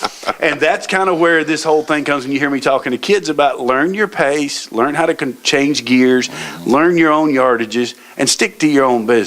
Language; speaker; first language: English; native; English